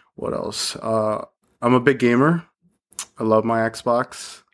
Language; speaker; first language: English; early bilingual, other home language; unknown